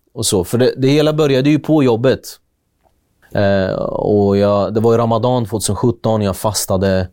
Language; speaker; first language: Swedish; early bilingual, other home language; Kurdish